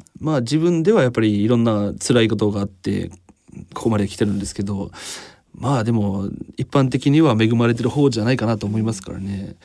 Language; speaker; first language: Japanese; non-native, fluent; English